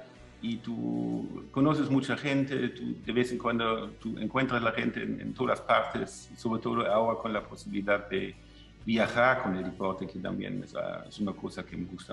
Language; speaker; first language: Spanish; non-native, fluent; German